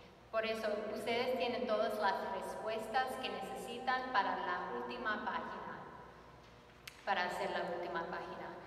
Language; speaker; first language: Spanish; non-native, learner; English